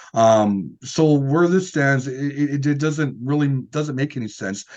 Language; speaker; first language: English; native; English